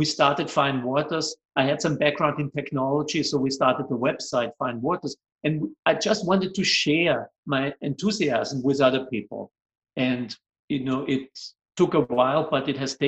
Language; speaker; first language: English; non-native, fluent; German